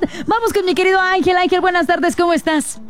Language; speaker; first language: Spanish; native; Spanish